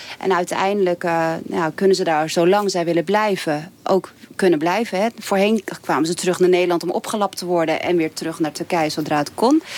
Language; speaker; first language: Dutch; early bilingual, other home language; Turkish